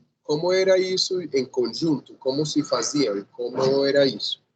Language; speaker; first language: Portuguese; non-native, fluent; Spanish